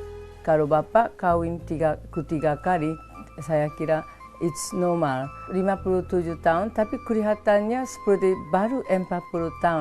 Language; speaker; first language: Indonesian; non-native, fluent; Japanese